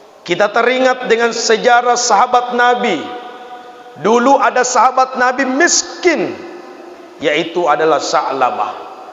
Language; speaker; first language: Malay; non-native, local second language; Buginese